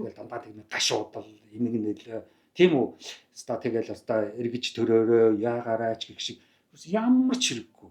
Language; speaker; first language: Mongolian; native; Mongolian